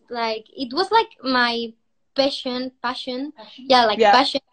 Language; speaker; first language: English; non-native, learner; Spanish